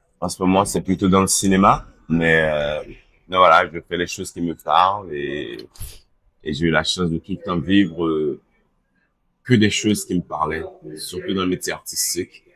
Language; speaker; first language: French; early bilingual, other home language; Haitian Creole